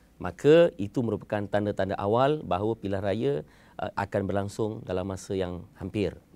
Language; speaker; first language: Malay; native; Malay